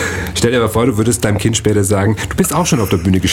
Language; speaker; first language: German; native; German